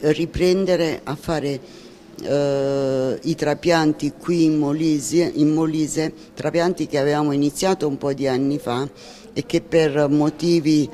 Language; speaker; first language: Italian; native; Italian